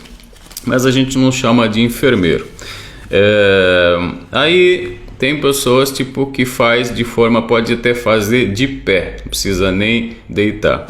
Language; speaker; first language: Portuguese; non-native, fluent; Arabic